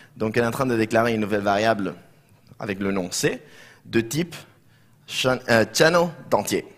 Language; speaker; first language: French; non-native, fluent; Spanish